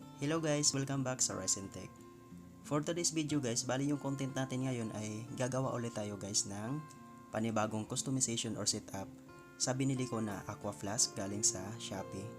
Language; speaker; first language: Filipino; non-native, local second language; Cebuano